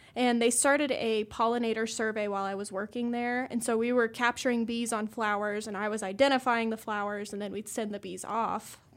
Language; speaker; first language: English; native; English